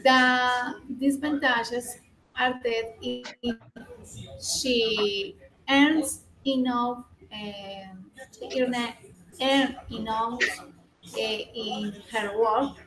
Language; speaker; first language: English; non-native, learner; Spanish